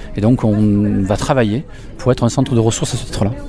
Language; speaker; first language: French; native; French